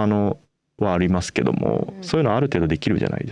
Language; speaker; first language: Japanese; native; Japanese